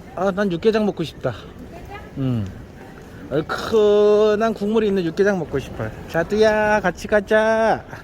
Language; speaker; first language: Korean; native; Korean